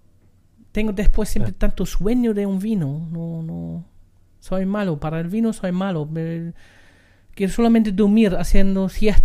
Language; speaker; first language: Spanish; non-native, learner; German